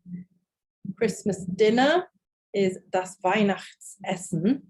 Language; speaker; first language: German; non-native, fluent; English